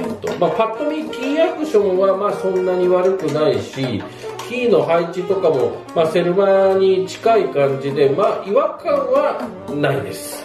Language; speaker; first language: Japanese; native; Japanese